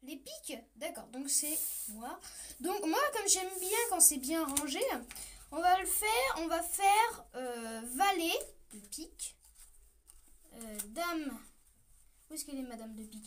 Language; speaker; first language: French; native; French